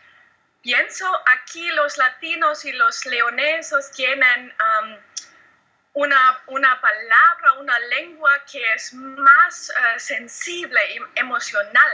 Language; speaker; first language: Spanish; non-native, learner; German